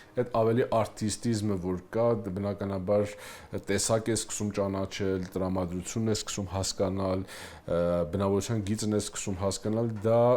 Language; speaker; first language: Armenian; early bilingual, heritage; Armenian